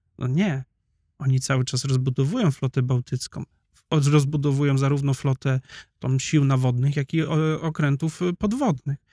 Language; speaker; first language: Polish; native; Polish